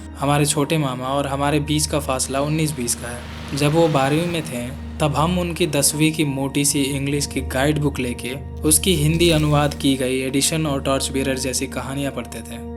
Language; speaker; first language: Hindi; non-native, local second language; Bhojpuri